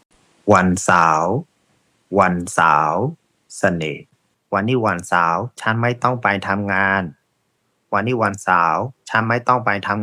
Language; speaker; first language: Thai; non-native, fluent; Burmese